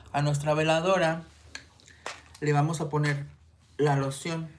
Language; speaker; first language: Spanish; native; Spanish